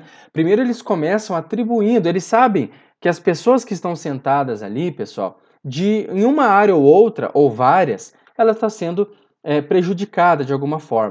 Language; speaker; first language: Portuguese; native; Portuguese